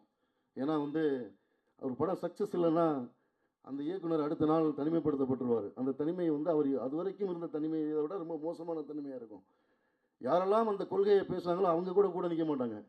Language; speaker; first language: Tamil; native; Tamil